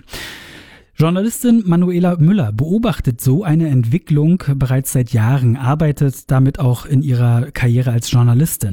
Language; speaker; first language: German; native; German